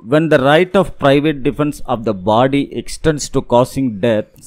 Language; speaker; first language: English; non-native, local second language; Tamil